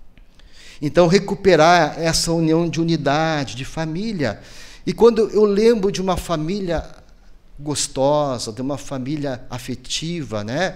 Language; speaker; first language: Portuguese; native; Portuguese